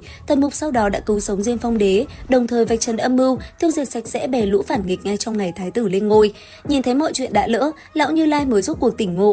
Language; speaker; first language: Vietnamese; native; Vietnamese